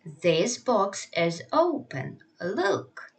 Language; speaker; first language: English; non-native, fluent; Ukrainian